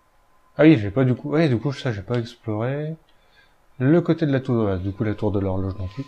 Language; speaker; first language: French; native; French